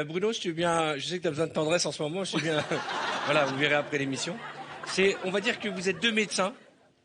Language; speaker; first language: French; native; French